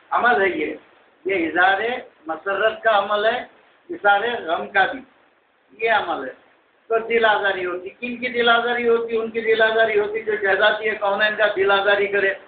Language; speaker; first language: Urdu; native; Urdu